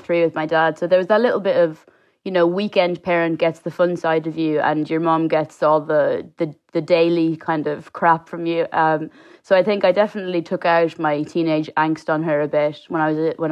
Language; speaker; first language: English; native; English